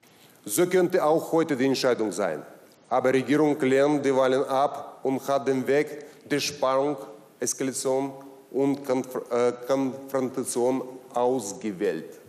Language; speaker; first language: German; non-native, learner; Russian